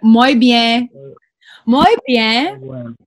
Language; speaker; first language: Spanish; non-native, learner; English